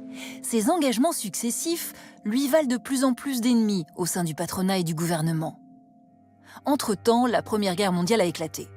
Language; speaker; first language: French; native; French